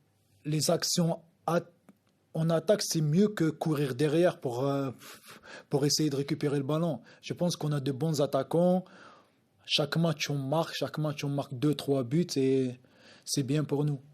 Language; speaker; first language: French; native; French